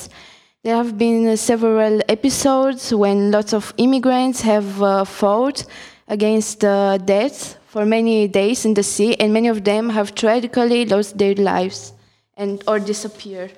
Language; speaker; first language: English; non-native, fluent; Italian